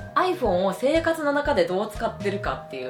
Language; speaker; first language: Japanese; native; Japanese